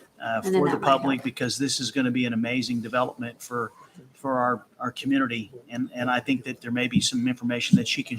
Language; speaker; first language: English; native; English